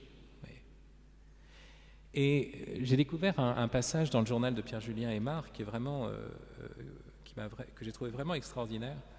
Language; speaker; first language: French; native; French